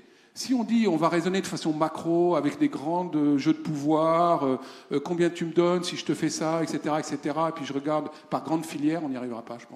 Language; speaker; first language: French; native; French